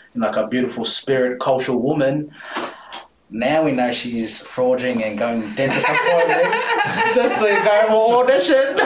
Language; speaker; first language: English; native; English